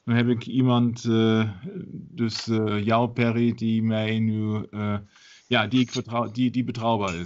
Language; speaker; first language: Dutch; non-native, learner; German